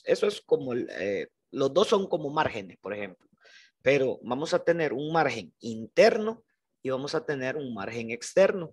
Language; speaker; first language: Spanish; native; Spanish